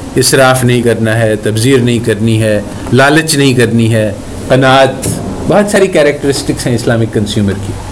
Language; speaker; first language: Urdu; native; Urdu